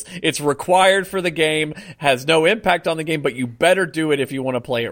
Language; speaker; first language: English; native; English